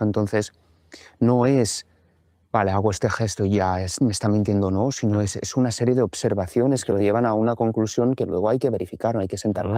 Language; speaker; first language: Spanish; native; Spanish